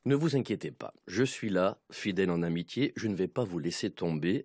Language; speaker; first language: French; native; French